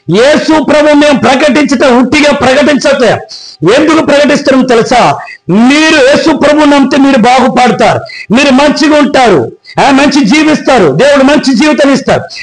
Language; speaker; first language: Telugu; non-native, local second language; Koya